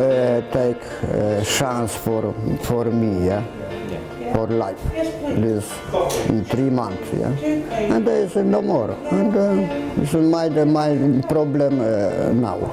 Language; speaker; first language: English; non-native, learner; Polish